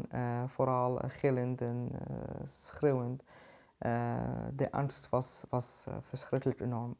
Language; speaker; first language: Dutch; non-native, fluent; Arabic